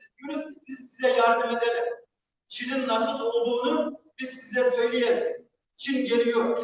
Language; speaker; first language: Turkish; non-native, fluent; Uyghur